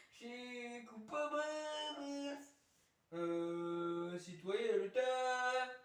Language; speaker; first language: French; native; French